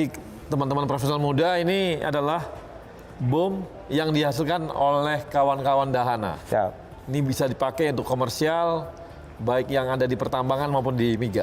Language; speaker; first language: Indonesian; native; Indonesian